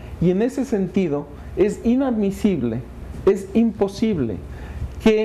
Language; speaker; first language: Spanish; native; Spanish